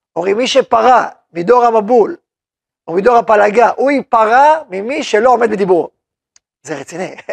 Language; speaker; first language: Hebrew; native; Hebrew